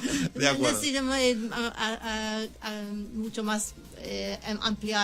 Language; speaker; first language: Spanish; non-native, learner; English